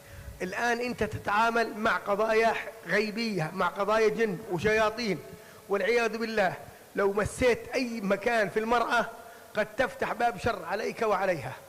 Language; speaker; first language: Arabic; native; Arabic